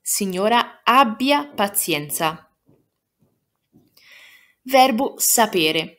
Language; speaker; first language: Italian; non-native, fluent; Portuguese